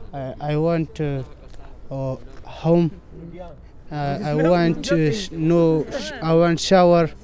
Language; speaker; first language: English; non-native, learner; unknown